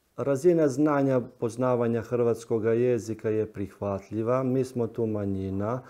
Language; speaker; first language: Croatian; early bilingual, heritage; Croatian